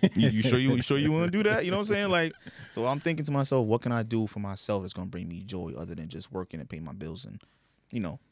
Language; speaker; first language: English; early bilingual, other home language; Yoruba